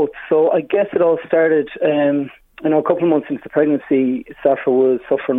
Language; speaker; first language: English; native; English